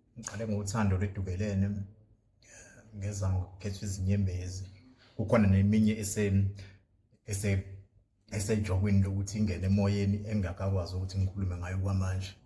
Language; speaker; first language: Zulu; native; Zulu